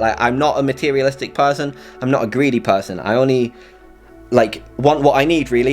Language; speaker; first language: English; native; English